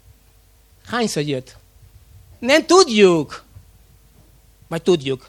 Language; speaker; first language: Hungarian; non-native, fluent; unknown